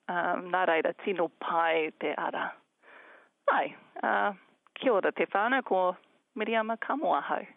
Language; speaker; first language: Māori; non-native, learner; English